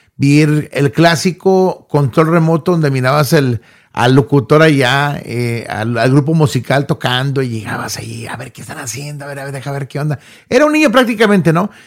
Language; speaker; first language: Spanish; early bilingual, heritage; Spanish